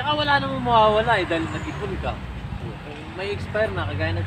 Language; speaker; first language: Filipino; native; Filipino